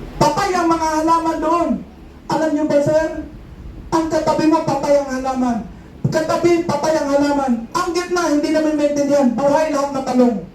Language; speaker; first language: Filipino; non-native, local second language; Cebuano